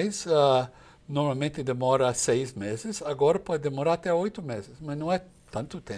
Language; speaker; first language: Portuguese; non-native, fluent; English